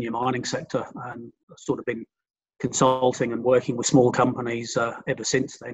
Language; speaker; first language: English; native; English